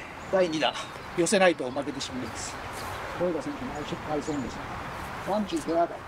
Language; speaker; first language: Japanese; native; Japanese